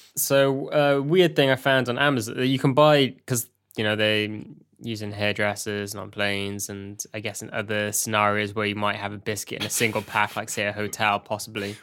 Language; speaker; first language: English; native; English